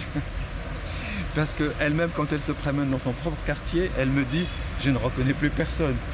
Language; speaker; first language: French; non-native, local second language; Arabic